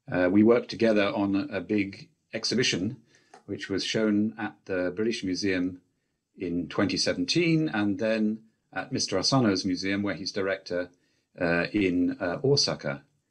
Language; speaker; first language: English; native; English